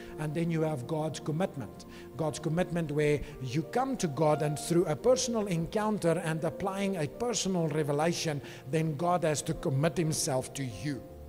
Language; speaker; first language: English; non-native, local second language; Afrikaans